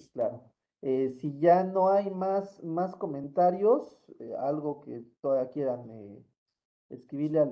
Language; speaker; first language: Spanish; native; Spanish